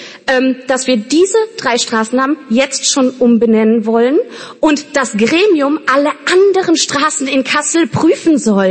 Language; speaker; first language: German; native; German